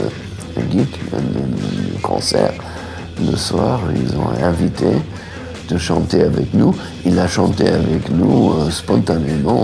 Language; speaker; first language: French; non-native, fluent; German